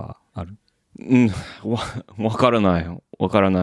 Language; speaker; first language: Japanese; non-native, learner; English